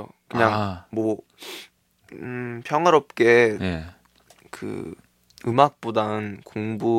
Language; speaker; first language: Korean; early bilingual, heritage; Korean